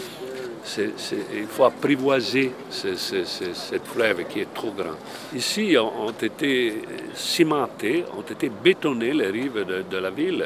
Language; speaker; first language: French; non-native, fluent; Italian